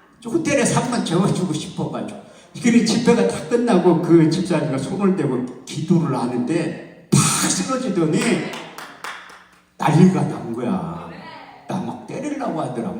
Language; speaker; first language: Korean; native; Korean